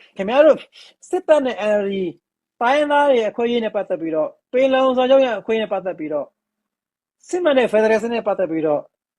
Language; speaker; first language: Burmese; native; Burmese